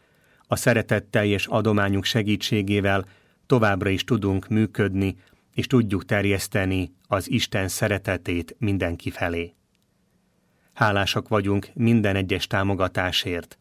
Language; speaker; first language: Hungarian; native; Hungarian